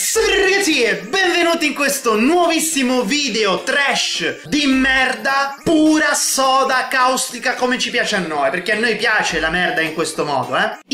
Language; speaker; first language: Italian; native; Italian